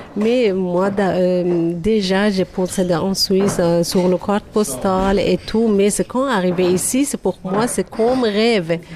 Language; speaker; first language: French; non-native, learner; Persian